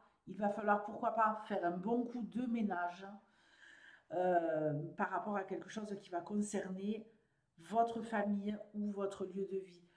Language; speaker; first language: French; native; French